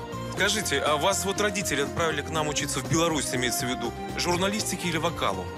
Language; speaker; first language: Russian; native; Russian